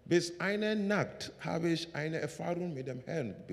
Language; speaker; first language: German; non-native, learner; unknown